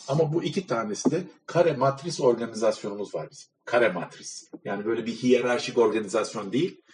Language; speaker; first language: Turkish; native; Turkish